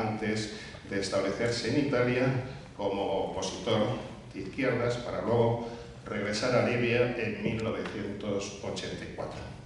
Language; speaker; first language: Spanish; native; Spanish